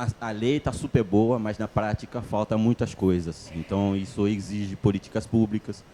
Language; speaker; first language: Portuguese; non-native, fluent; Haitian Creole